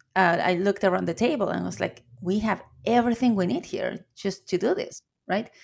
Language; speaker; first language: English; non-native, fluent; Spanish